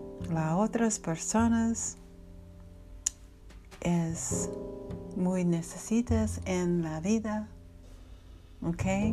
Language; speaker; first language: Spanish; non-native, learner; English